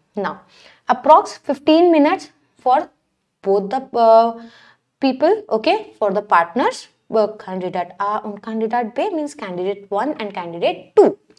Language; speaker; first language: English; non-native, local second language; Hindi